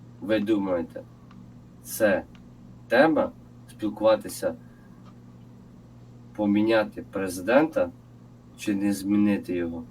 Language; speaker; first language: Ukrainian; non-native, local second language; Russian